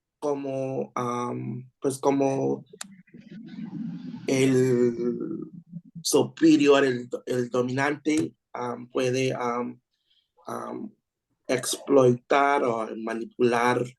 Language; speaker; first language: Spanish; non-native, learner; English